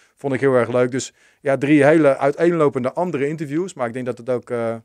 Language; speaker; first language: Dutch; native; Dutch